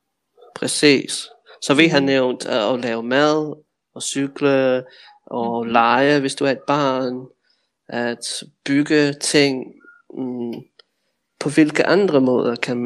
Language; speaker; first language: Danish; non-native, fluent; English